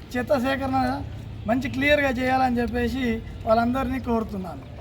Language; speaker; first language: Telugu; native; Telugu